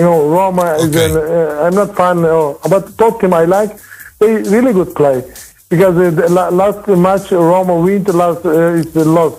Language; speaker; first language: English; non-native, learner; Turkish